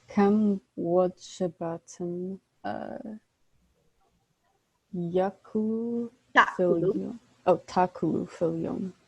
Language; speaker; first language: Arabic; non-native, learner; English